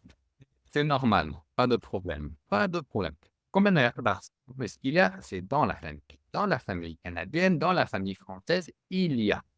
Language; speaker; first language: French; non-native, fluent; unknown